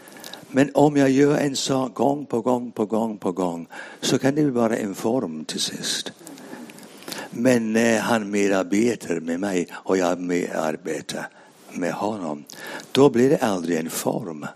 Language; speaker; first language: Swedish; non-native, fluent; English